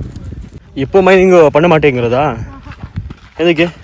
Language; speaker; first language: Tamil; non-native, learner; Kannada